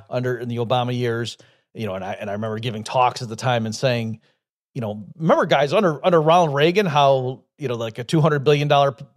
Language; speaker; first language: English; native; English